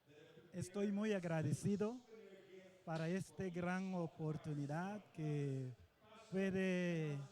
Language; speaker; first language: Spanish; non-native, learner; Papiamento